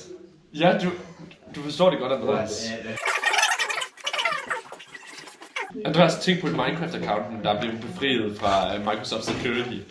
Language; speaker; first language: Danish; native; Danish